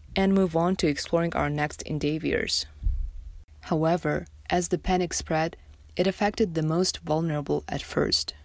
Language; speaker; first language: English; non-native, fluent; Tajik